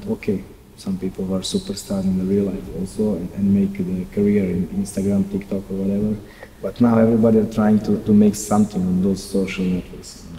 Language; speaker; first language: English; non-native, learner; Serbian